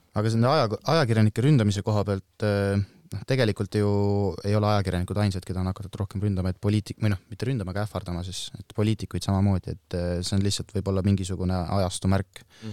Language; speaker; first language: Estonian; native; Estonian